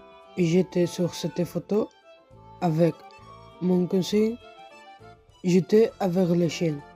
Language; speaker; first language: French; non-native, learner; Spanish